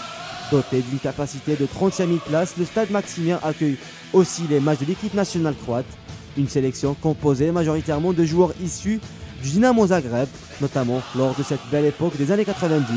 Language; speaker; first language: French; non-native, local second language; Arabic